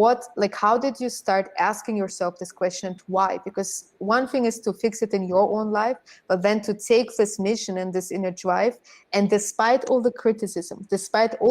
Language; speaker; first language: English; non-native, fluent; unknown